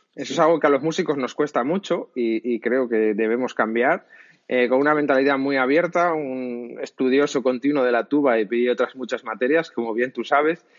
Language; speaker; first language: Spanish; native; Spanish